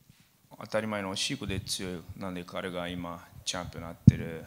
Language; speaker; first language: Japanese; non-native, learner; Portuguese